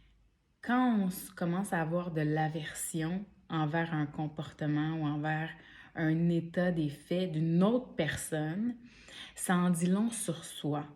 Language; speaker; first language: French; native; French